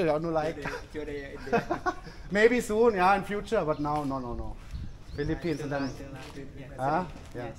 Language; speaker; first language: English; non-native, learner; German